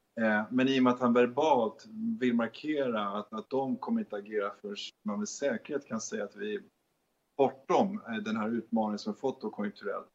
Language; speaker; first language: Swedish; native; Swedish